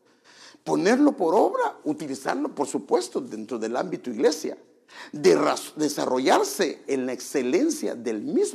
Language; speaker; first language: Spanish; native; Spanish